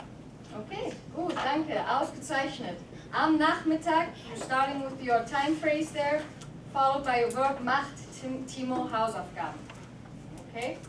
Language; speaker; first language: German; non-native, fluent; English